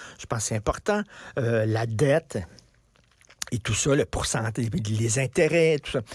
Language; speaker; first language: French; native; French